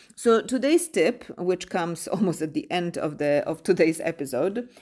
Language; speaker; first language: English; non-native, fluent; Polish